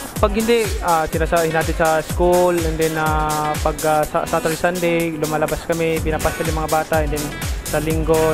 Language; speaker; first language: Filipino; non-native, local second language; Cebuano